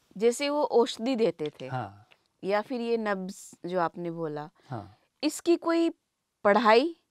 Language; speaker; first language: Hindi; native; Hindi